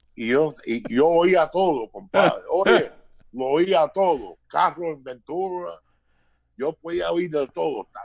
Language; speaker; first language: Spanish; early bilingual, heritage; Spanish